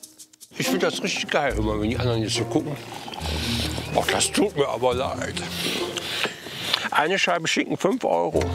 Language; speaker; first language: German; native; German